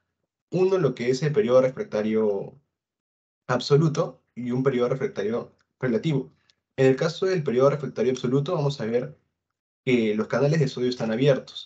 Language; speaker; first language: Spanish; native; Spanish